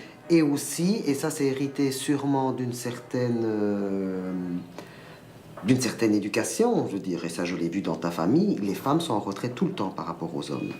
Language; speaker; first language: French; early bilingual, other home language; Spanish